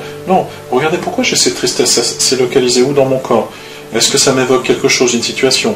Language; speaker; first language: French; native; French